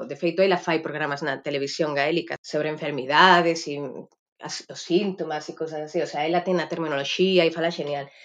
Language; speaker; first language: Galician; native; Galician